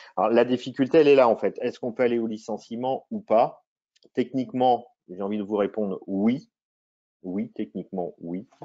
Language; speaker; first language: French; native; French